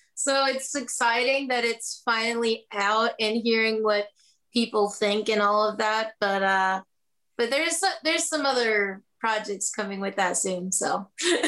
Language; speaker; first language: English; native; English